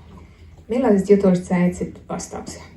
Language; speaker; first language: Finnish; native; Finnish